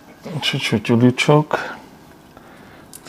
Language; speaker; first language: Russian; non-native, learner; Czech